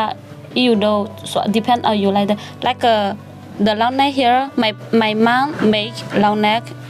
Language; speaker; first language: English; non-native, learner; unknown